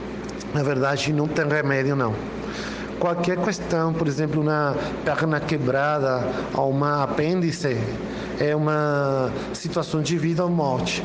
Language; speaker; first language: Portuguese; non-native, fluent; Spanish